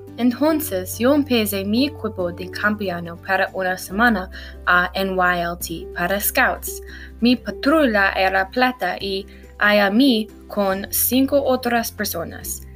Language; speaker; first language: Spanish; non-native, learner; English